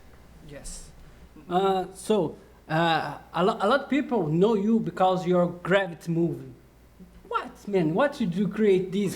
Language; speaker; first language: English; non-native, learner; Portuguese